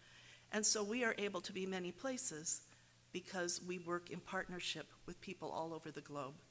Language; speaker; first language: English; native; English